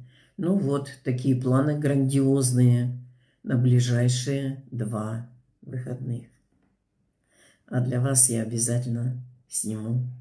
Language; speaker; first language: Russian; native; Russian